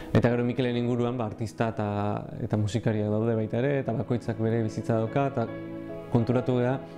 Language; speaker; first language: Basque; native; Basque